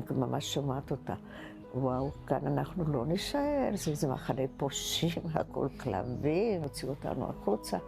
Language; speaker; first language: Hebrew; non-native, fluent; Czech